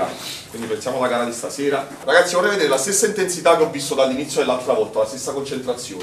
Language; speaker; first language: Italian; native; Italian